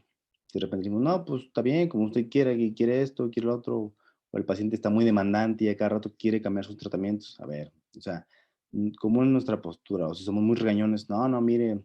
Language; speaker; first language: Spanish; native; Spanish